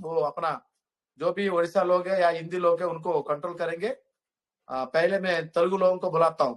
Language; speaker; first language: Hindi; non-native, local second language; Telugu